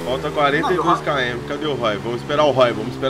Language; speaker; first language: Portuguese; native; Portuguese